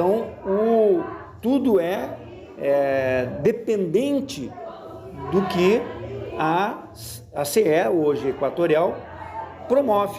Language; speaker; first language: Portuguese; native; Portuguese